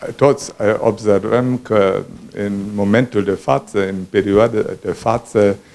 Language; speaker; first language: Romanian; non-native, fluent; German